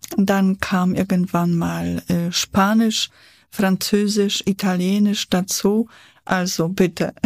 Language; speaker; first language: German; non-native, fluent; Polish